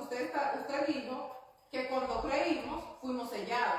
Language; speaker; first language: Spanish; native; Spanish